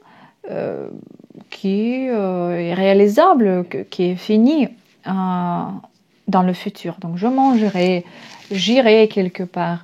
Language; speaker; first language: French; non-native, fluent; Russian